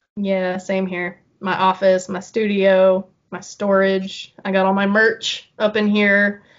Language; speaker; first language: English; native; English